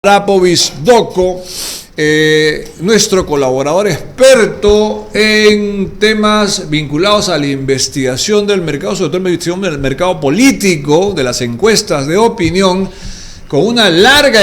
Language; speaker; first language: Spanish; native; Spanish